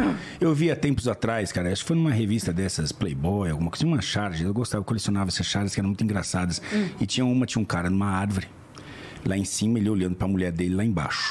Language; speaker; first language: Portuguese; native; Portuguese